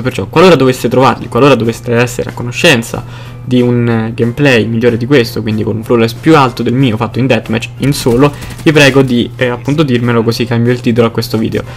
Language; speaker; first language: Italian; native; Italian